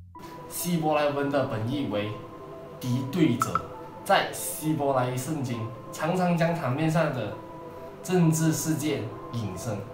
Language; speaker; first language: Chinese; native; Chinese